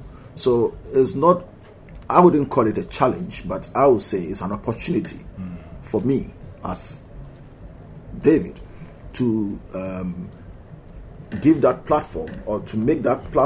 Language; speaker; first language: English; non-native, local second language; Akan